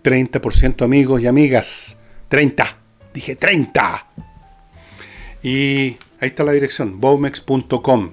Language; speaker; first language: Spanish; native; Spanish